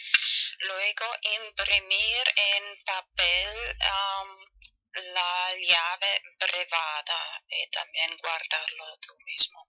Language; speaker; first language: Spanish; non-native, fluent; German